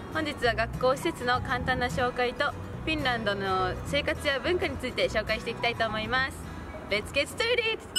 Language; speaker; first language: Japanese; native; Japanese